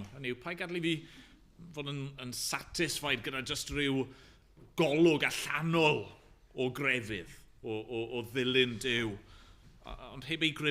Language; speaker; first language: Welsh; native; Welsh